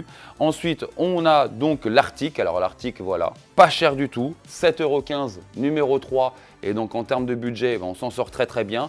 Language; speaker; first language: French; native; French